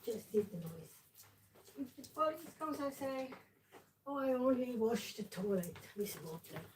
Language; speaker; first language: English; non-native, learner; German